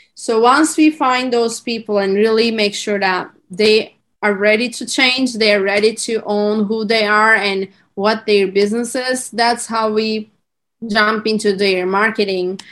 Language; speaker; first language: English; non-native, fluent; Turkish